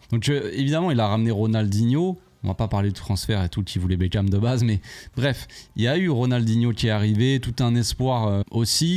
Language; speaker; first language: French; native; French